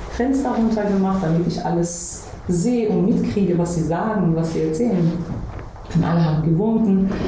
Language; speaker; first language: German; non-native, fluent; Persian